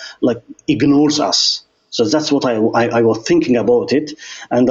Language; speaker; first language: English; non-native, learner; Azerbaijani